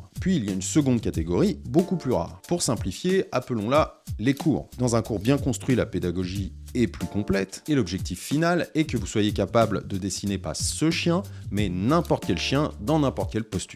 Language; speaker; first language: French; native; French